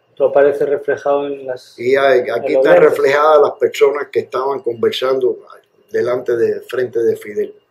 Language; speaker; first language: Spanish; native; Spanish